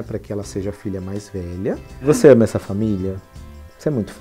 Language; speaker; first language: Portuguese; native; Portuguese